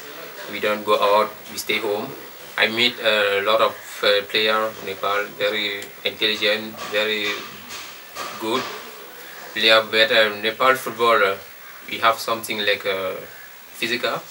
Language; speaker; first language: English; non-native, learner; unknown